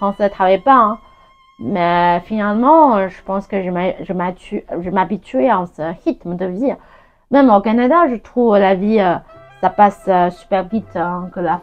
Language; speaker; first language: French; non-native, fluent; Chinese